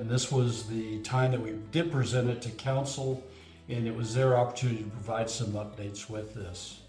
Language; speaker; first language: English; native; English